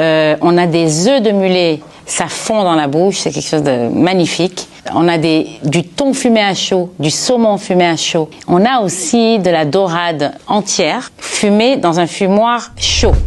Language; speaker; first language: French; native; French